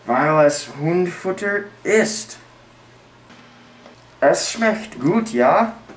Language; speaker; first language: German; non-native, learner; English